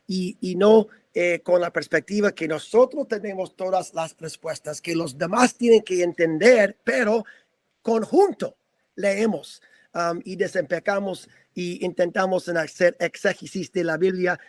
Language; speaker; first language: Spanish; non-native, fluent; English